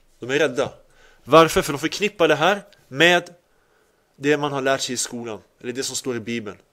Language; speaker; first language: Swedish; early bilingual, other home language; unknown